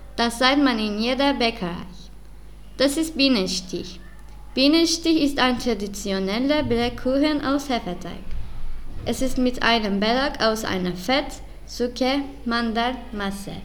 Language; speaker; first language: German; non-native, learner; Turkish